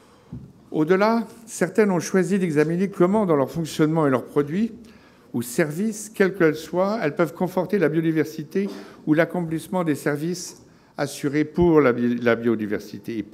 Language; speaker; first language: French; native; French